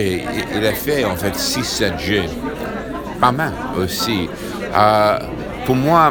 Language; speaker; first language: French; non-native, fluent; English